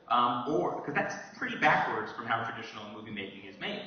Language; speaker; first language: English; native; English